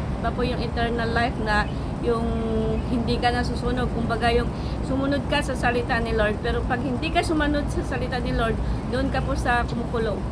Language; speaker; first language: Filipino; non-native, local second language; Iloko